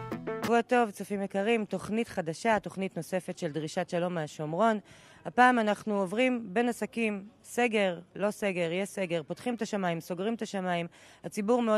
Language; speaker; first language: Hebrew; native; Hebrew